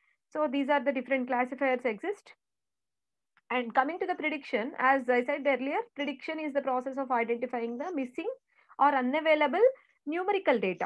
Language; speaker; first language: English; non-native, local second language; Telugu